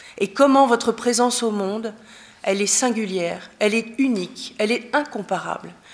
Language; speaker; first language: French; native; French